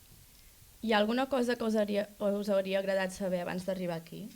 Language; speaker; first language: Catalan; native; Catalan